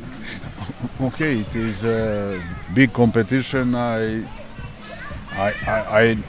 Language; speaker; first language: English; non-native, learner; Serbian